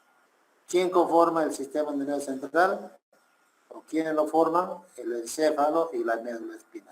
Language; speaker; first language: Spanish; native; Spanish